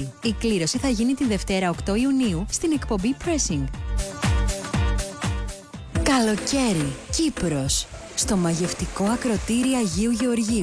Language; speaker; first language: Greek; native; Greek